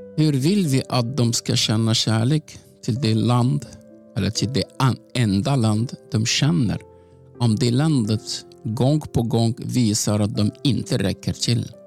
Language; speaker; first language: Swedish; non-native, fluent; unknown